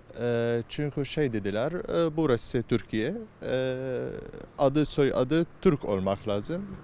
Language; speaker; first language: Turkish; non-native, learner; Arabic